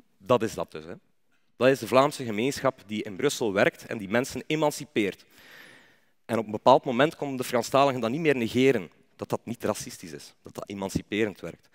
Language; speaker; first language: Dutch; native; Dutch